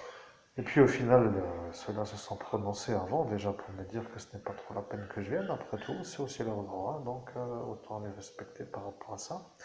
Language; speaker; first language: French; native; French